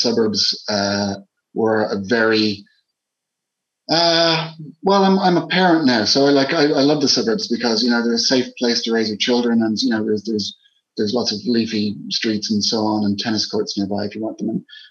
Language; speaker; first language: English; native; English